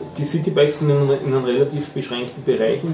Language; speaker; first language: German; native; German